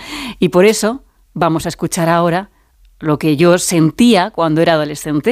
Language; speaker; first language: Spanish; native; Spanish